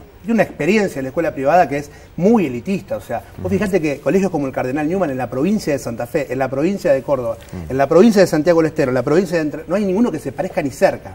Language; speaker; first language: Spanish; native; Spanish